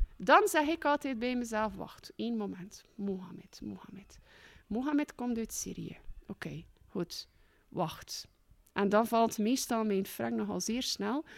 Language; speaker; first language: Dutch; native; Dutch